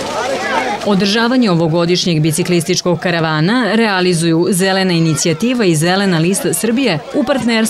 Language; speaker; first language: Serbian; native; Serbian